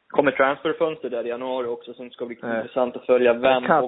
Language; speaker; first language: Swedish; native; Swedish